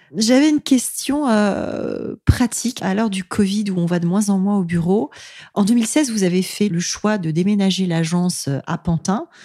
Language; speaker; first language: French; native; French